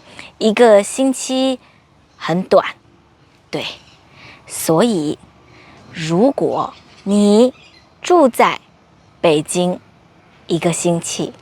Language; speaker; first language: Chinese; non-native, fluent; English